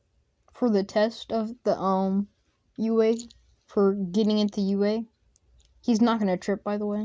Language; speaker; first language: English; native; English